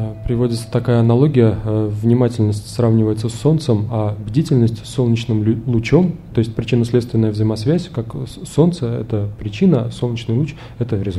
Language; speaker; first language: Russian; native; Russian